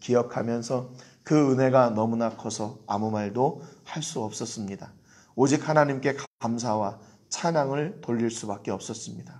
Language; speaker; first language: Korean; native; Korean